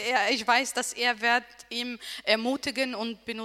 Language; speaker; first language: German; non-native, learner; Arabic